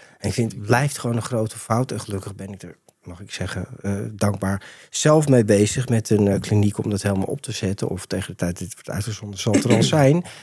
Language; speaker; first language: Dutch; native; Dutch